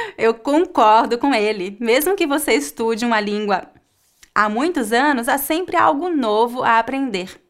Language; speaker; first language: Portuguese; native; Portuguese